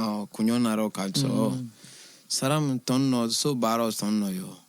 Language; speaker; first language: Korean; non-native, learner; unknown